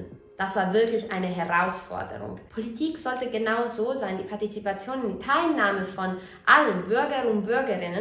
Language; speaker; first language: German; non-native, fluent; Italian